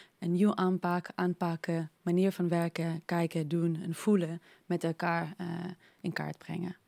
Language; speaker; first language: Dutch; non-native, fluent; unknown